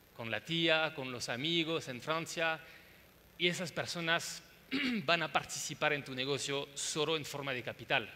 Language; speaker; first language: Spanish; non-native, fluent; French